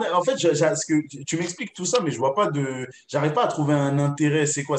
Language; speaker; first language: French; native; French